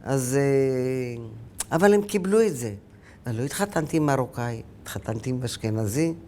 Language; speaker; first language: Hebrew; early bilingual, other home language; Arabic